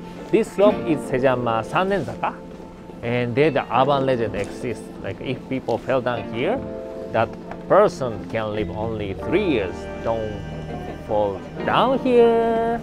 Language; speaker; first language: English; non-native, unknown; Japanese